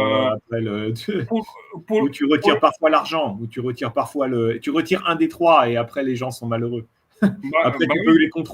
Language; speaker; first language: French; native; French